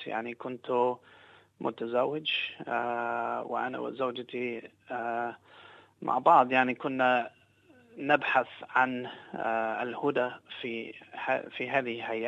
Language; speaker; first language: Arabic; non-native, fluent; English